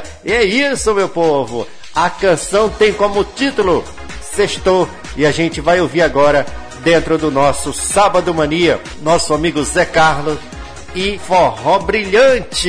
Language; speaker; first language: Portuguese; native; Portuguese